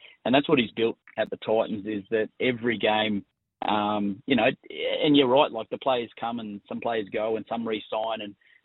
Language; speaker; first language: English; native; English